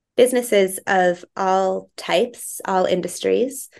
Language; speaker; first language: English; native; English